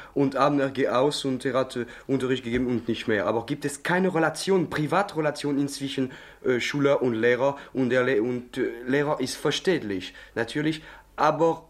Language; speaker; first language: German; non-native, learner; French